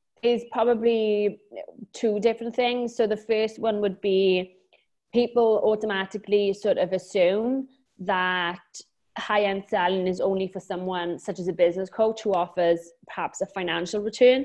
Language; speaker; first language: English; native; English